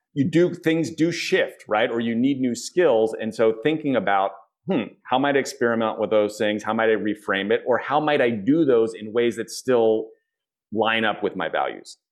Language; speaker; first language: English; native; English